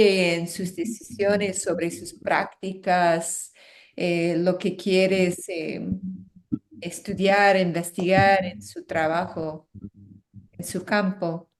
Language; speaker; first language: Spanish; non-native, fluent; English